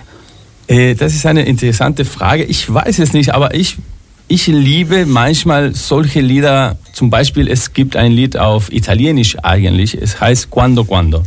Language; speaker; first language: German; non-native, fluent; Spanish